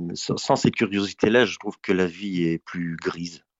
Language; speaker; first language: French; native; French